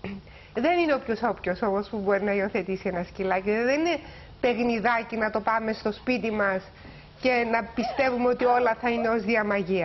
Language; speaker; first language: Greek; native; Greek